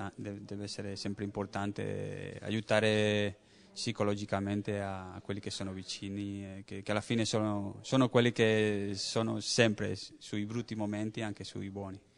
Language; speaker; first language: Italian; non-native, learner; Spanish